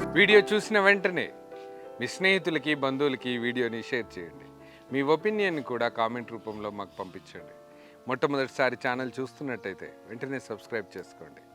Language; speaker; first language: Telugu; non-native, local second language; Urdu